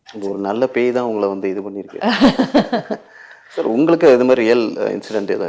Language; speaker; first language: Tamil; native; Tamil